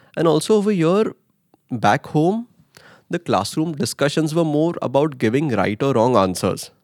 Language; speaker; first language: English; non-native, local second language; Hindi